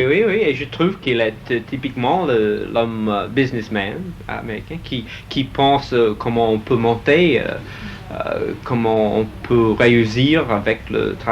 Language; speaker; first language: French; non-native, learner; English